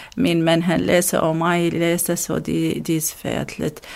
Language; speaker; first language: Danish; non-native, learner; Arabic